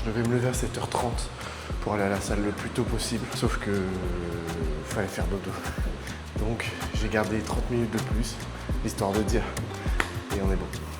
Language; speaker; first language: French; native; French